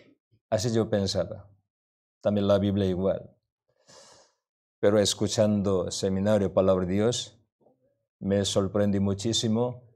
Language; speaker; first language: Spanish; non-native, learner; Korean